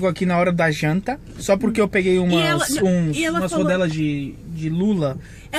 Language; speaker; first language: Portuguese; native; Portuguese